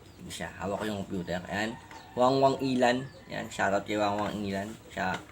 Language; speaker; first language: Filipino; native; Filipino